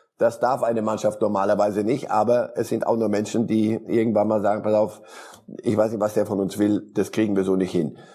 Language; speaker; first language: German; early bilingual, other home language; Polish